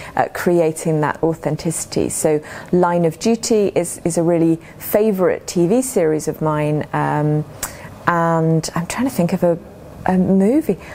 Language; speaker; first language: English; native; English